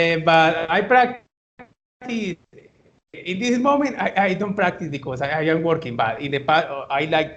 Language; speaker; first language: English; non-native, learner; Spanish